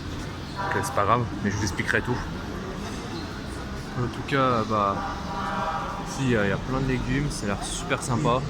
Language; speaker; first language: French; native; French